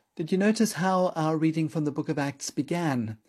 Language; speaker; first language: English; native; English